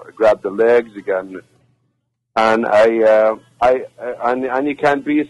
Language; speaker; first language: English; non-native, learner; Arabic